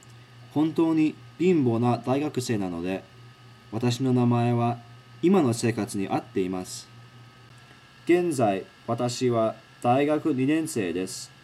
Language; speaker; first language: Japanese; early bilingual, heritage; Japanese